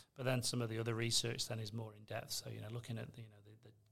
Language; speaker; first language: English; native; English